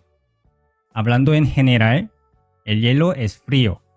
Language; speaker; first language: Spanish; non-native, fluent; Korean